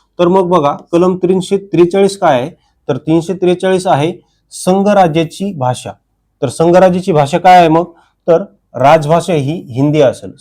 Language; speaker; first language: Marathi; native; Marathi